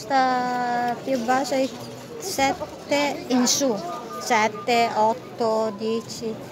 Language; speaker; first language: Italian; non-native, fluent; Filipino